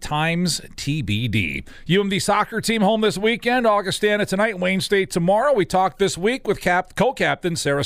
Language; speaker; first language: English; native; English